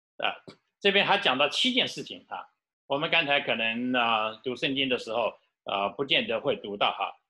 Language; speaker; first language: Chinese; native; Chinese